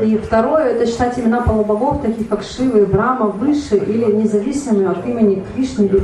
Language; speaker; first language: Russian; native; Russian